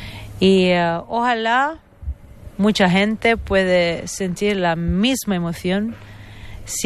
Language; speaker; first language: Spanish; non-native, fluent; Italian